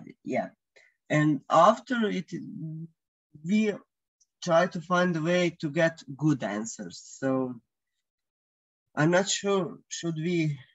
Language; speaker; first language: English; non-native, fluent; Croatian